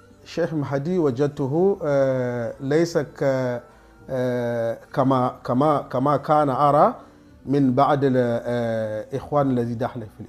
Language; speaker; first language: Arabic; non-native, fluent; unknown